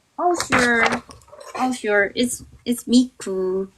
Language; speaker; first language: English; non-native, learner; Korean